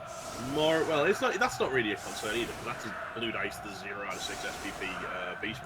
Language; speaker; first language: English; native; English